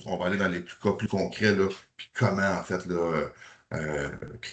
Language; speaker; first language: French; native; French